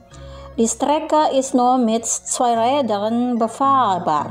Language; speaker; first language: German; non-native, fluent; Indonesian